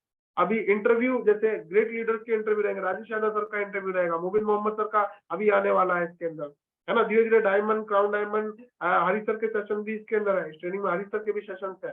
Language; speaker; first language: Hindi; native; Hindi